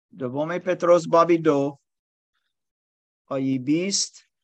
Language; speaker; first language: Persian; non-native, learner; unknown